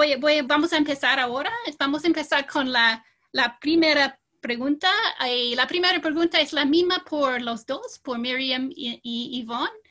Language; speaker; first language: Spanish; non-native, fluent; English